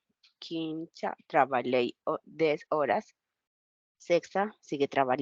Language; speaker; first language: Portuguese; non-native, learner; Spanish